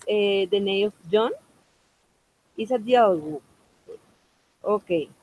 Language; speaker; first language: English; non-native, local second language; Spanish